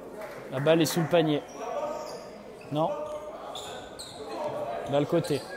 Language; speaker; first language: French; native; French